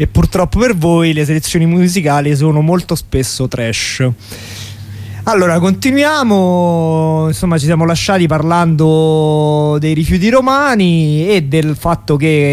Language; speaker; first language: Italian; native; Italian